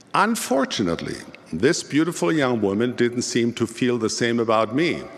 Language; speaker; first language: English; early bilingual, other home language; German